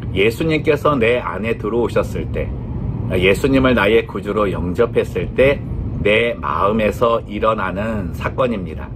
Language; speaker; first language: Korean; native; Korean